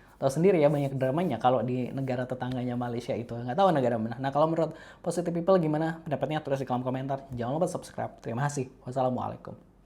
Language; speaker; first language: Indonesian; native; Indonesian